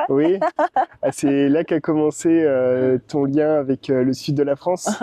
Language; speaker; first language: French; native; French